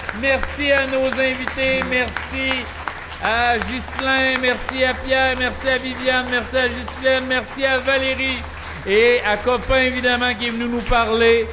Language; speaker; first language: French; native; French